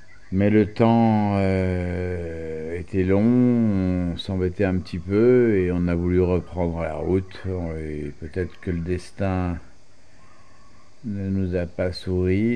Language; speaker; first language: French; native; French